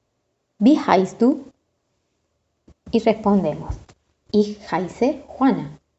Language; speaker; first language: German; non-native, fluent; Spanish